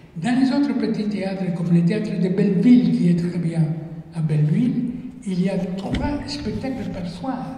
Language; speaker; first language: French; non-native, fluent; Spanish